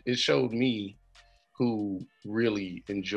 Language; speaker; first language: English; native; English